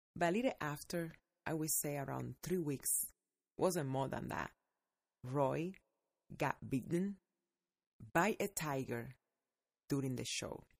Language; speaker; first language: English; non-native, fluent; Spanish